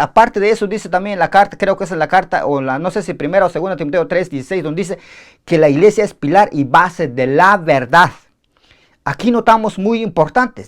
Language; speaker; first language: Spanish; native; Spanish